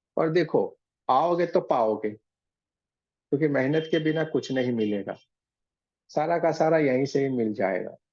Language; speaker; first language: Hindi; non-native, local second language; Gujarati